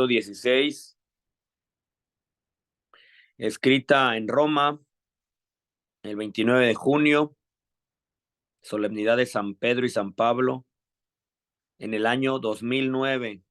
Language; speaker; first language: Spanish; native; Spanish